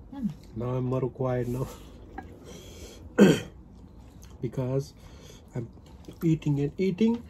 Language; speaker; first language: English; non-native, local second language; Hindi